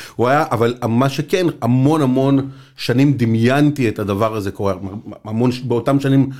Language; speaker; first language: Hebrew; native; Hebrew